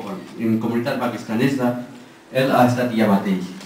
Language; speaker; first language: Catalan; non-native, learner; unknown